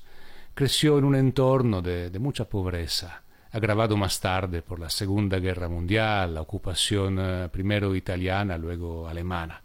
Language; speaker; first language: Spanish; non-native, fluent; Italian